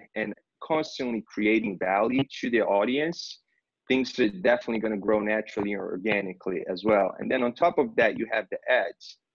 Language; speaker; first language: English; non-native, fluent; Portuguese